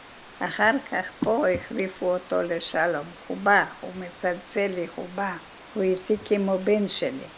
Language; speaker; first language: Hebrew; non-native, fluent; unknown